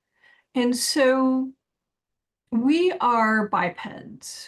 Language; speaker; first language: English; native; English